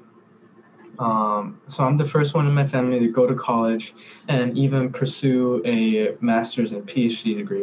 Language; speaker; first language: English; early bilingual, other home language; Korean